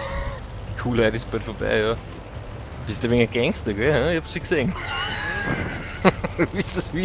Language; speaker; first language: German; native; German